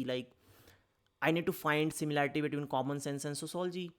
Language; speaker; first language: English; non-native, local second language; Hindi